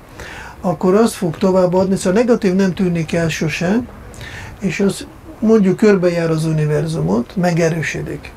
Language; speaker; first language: Hungarian; non-native, fluent; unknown